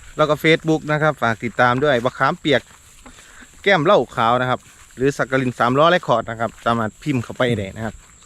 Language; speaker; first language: Thai; native; Thai